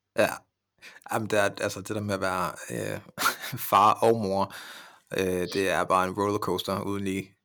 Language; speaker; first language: Danish; early bilingual, other home language; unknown